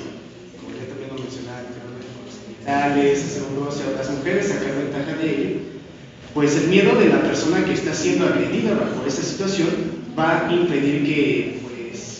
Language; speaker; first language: Spanish; native; Spanish